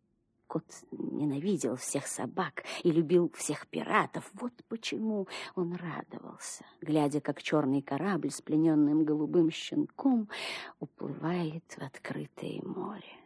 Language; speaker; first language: Russian; native; Russian